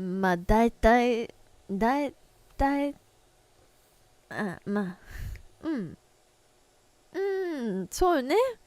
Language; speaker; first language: Japanese; non-native, learner; English